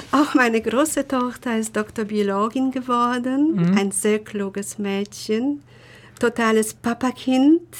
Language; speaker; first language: German; non-native, fluent; Polish